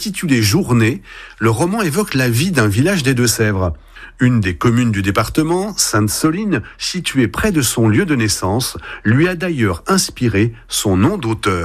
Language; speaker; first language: French; native; French